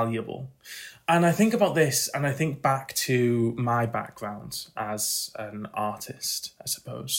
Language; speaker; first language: English; native; English